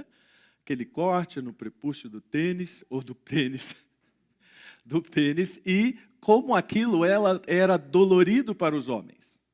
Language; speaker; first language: Portuguese; native; Portuguese